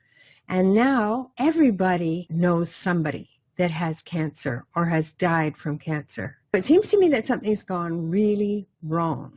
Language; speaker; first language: English; native; English